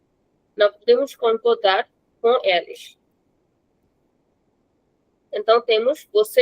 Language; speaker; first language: Portuguese; non-native, fluent; Hindi